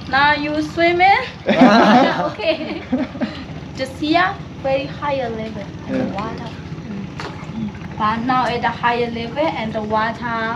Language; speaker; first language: English; non-native, learner; Burmese